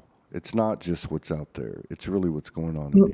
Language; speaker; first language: English; native; English